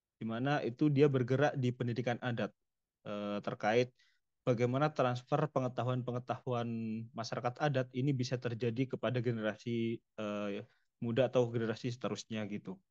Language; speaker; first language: Indonesian; non-native, local second language; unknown